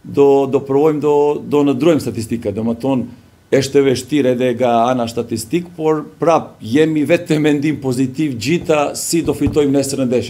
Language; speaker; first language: Albanian; non-native, learner; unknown